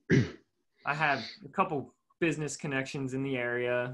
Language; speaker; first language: English; native; English